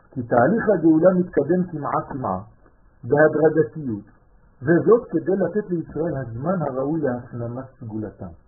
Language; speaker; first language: Hebrew; non-native, fluent; French